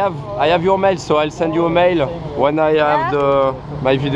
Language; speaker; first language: English; non-native, learner; French